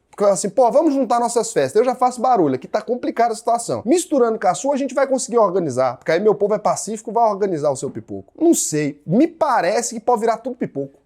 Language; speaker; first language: Portuguese; native; Portuguese